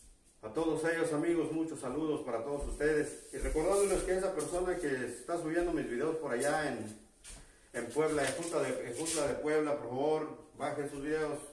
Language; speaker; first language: Spanish; native; Spanish